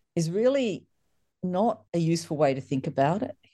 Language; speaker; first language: English; native; English